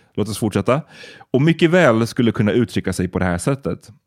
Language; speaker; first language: Swedish; native; Swedish